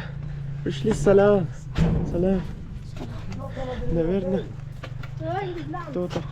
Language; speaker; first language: Russian; non-native, learner; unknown